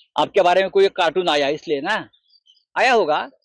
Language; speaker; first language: Hindi; non-native, local second language; Marathi